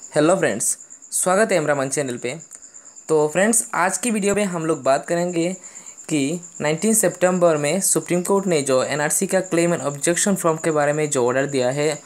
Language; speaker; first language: Hindi; non-native, local second language; Bangla